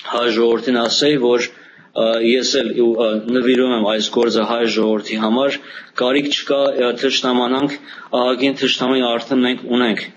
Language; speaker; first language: Armenian; early bilingual, heritage; Armenian